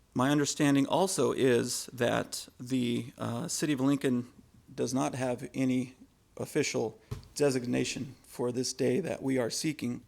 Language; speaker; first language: English; native; English